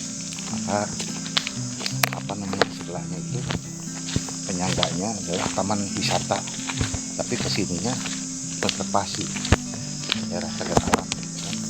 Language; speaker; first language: Indonesian; native; Indonesian